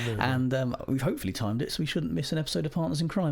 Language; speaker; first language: English; native; English